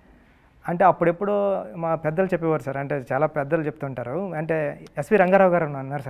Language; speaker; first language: Telugu; native; Telugu